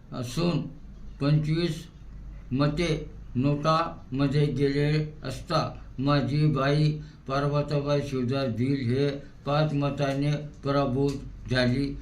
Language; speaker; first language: Marathi; non-native, local second language; Bhili